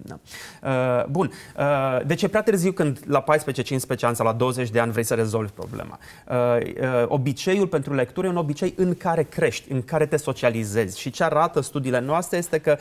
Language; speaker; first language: Romanian; native; Romanian